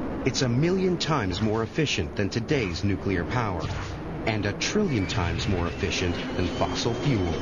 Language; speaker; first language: English; native; English